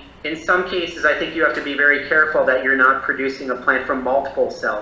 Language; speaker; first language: English; native; English